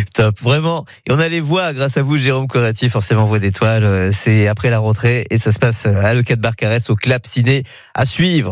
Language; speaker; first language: French; native; French